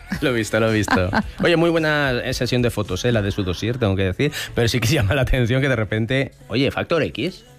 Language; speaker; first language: Spanish; native; Spanish